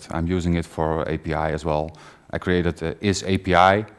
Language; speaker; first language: English; non-native, fluent; Dutch